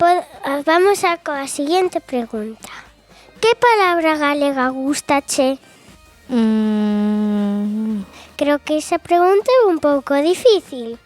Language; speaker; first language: Galician; non-native, local second language; Spanish